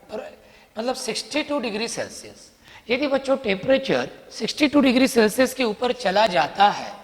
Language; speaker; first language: Hindi; non-native, local second language; Marathi